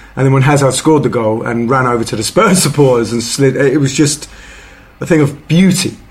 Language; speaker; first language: English; native; English